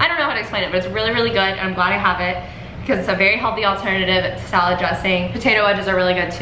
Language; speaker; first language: English; native; English